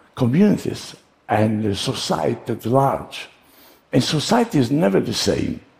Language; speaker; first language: English; non-native, fluent; Italian